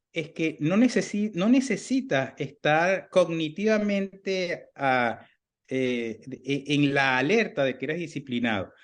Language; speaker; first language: Spanish; native; Spanish